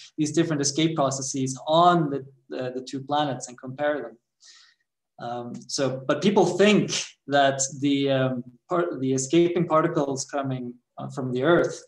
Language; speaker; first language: English; non-native, fluent; Swedish